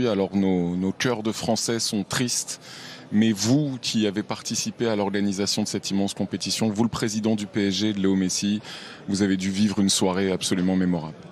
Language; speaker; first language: French; native; French